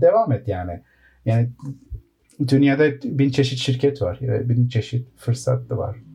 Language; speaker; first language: Turkish; early bilingual, heritage; Turkish